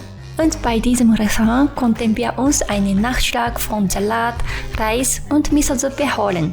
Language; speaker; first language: German; non-native, fluent; Japanese